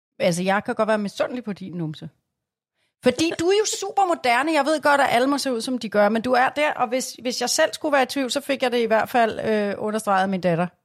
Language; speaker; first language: Danish; native; Danish